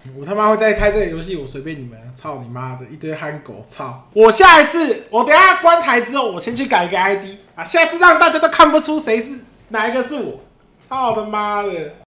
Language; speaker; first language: Chinese; native; Chinese